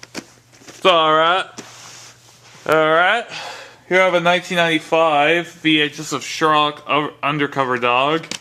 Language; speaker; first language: English; native; English